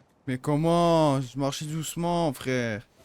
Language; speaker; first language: French; native; French